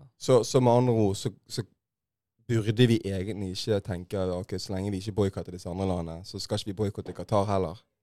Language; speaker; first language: Norwegian; native; Norwegian